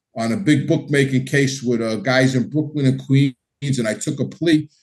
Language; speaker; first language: English; native; English